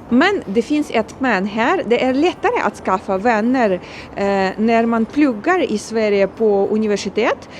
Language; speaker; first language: Swedish; non-native, fluent; Ukrainian